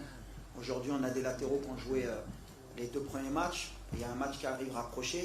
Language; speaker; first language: French; native; French